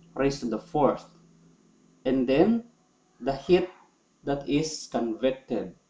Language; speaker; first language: English; non-native, local second language; Filipino